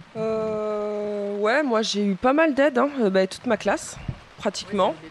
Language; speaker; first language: French; non-native, fluent; Spanish